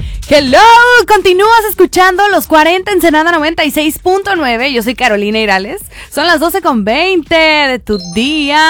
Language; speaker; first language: Spanish; native; Spanish